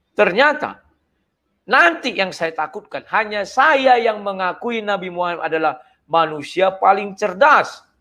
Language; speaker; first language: Indonesian; native; Indonesian